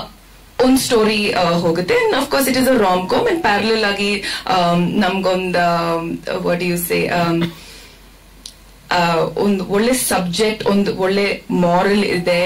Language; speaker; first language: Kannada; non-native, fluent; Malayalam